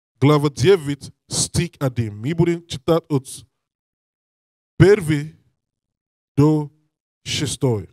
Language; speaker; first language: Russian; non-native, learner; English